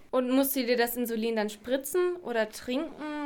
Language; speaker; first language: German; native; German